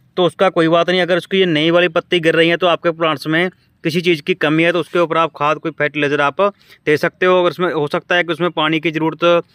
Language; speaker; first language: Hindi; non-native, local second language; Punjabi